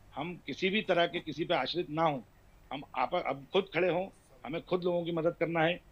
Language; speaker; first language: Hindi; native; Hindi